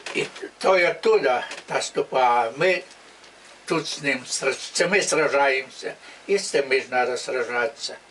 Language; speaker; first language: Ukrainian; native; Ukrainian